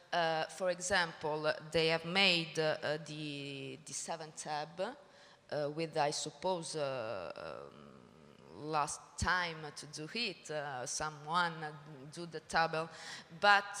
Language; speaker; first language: English; non-native, learner; Italian